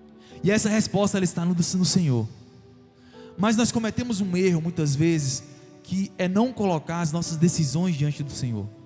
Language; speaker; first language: Portuguese; native; Portuguese